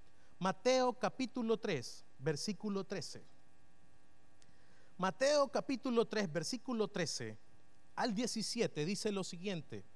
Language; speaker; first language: Spanish; native; Spanish